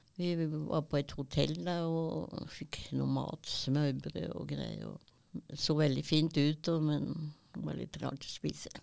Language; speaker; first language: Norwegian; early bilingual, other home language; German